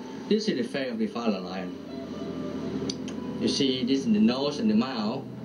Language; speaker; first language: English; non-native, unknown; Vietnamese